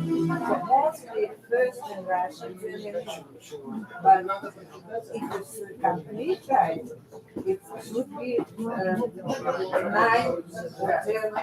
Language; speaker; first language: English; non-native, learner; Russian